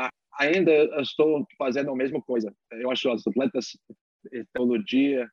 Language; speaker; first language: Portuguese; non-native, fluent; English